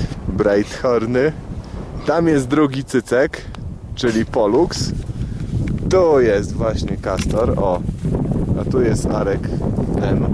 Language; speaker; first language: Polish; native; Polish